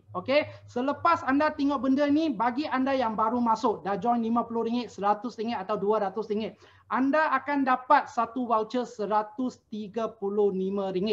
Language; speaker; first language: Malay; non-native, local second language; Chinese